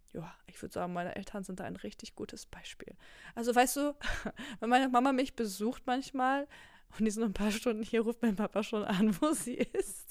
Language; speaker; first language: German; non-native, local second language; Polish